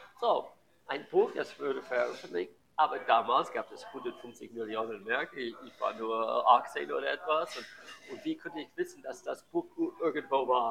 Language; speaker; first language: German; non-native, learner; English